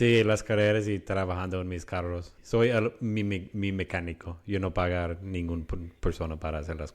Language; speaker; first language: Spanish; non-native, fluent; English